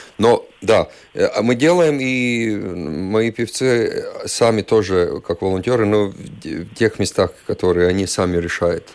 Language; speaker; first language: Russian; non-native, local second language; Latvian